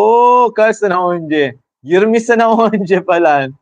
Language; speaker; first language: Turkish; non-native, learner; Filipino